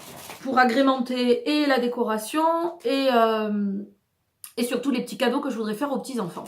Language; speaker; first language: French; native; French